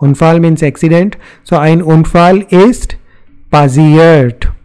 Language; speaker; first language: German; non-native, fluent; Hindi